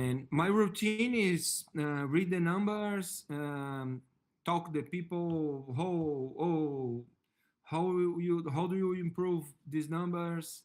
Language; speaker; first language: English; non-native, learner; Portuguese